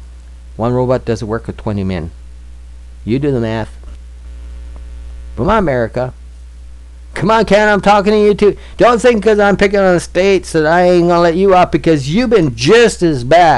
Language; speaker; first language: English; native; English